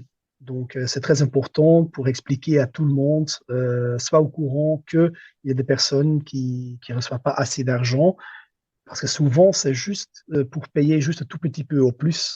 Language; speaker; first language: French; non-native, local second language; Dutch